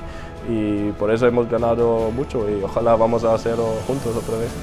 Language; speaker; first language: Spanish; non-native, fluent; German